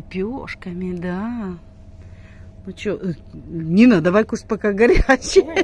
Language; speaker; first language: Russian; native; Russian